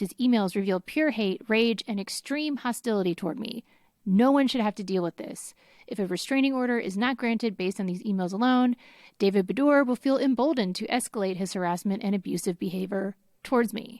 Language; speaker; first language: English; native; English